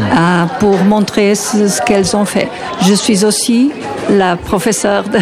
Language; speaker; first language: French; non-native, learner; Portuguese